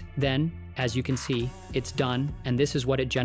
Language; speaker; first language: English; native; English